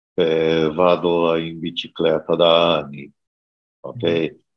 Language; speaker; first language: Italian; non-native, learner; Portuguese